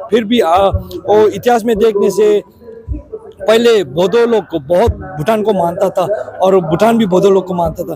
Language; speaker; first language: Hindi; non-native, fluent; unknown